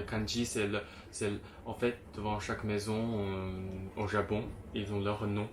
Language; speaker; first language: French; non-native, fluent; Chinese